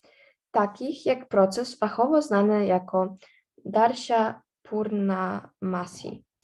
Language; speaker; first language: Polish; native; Polish